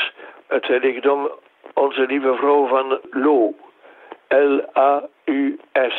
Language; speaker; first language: Dutch; non-native, local second language; French